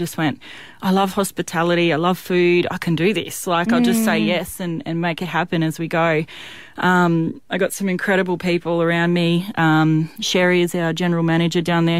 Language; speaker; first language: English; native; English